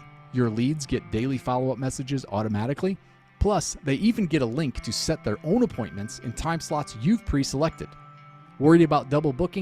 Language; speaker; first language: English; native; English